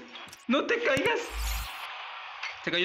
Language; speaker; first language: Spanish; native; Spanish